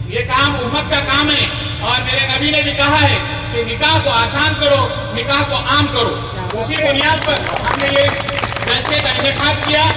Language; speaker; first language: Urdu; native; Urdu